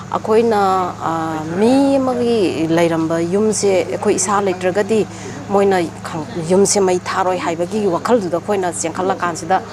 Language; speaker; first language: Manipuri; native; Manipuri